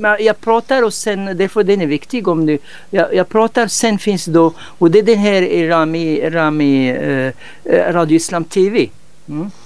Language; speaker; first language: Swedish; non-native, fluent; Arabic